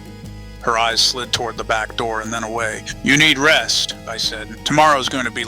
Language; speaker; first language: English; native; English